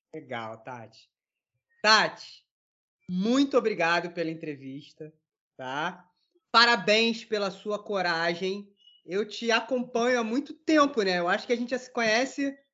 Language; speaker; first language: Portuguese; native; Portuguese